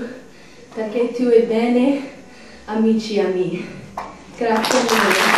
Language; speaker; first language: Italian; non-native, learner; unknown